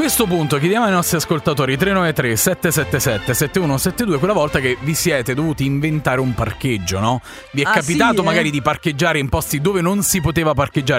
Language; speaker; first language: Italian; native; Italian